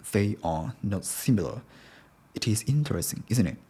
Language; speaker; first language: English; non-native, learner; Japanese